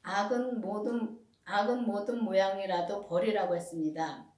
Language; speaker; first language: Korean; native; Korean